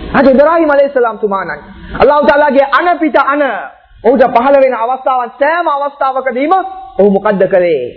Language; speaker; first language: Sinhala; non-native, local second language; Tamil